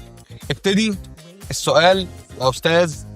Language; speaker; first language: Arabic; native; Arabic